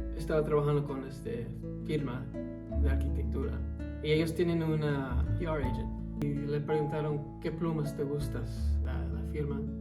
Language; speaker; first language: Spanish; early bilingual, heritage; Spanish